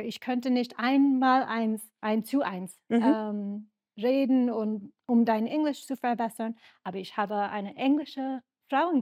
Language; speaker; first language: German; non-native, fluent; English